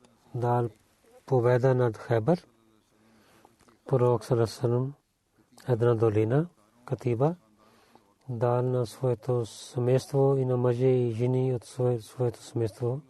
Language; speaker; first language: Bulgarian; non-native, learner; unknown